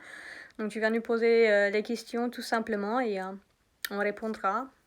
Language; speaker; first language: French; native; French